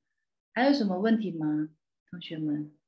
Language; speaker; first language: Chinese; non-native, fluent; Indonesian